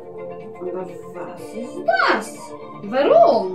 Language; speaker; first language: German; non-native, learner; Polish